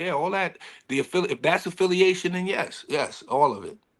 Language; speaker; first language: English; native; English